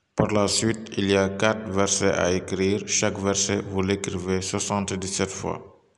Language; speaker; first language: French; non-native, local second language; Wolof